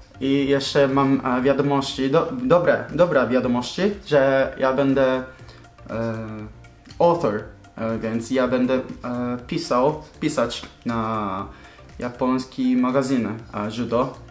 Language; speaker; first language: Polish; non-native, learner; Japanese